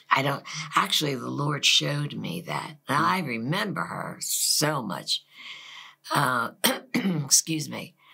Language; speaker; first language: English; native; English